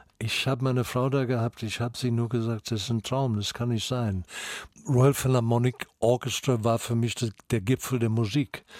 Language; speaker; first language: German; non-native, fluent; English